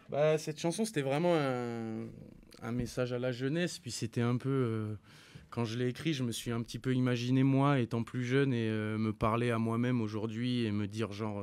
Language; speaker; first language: French; native; French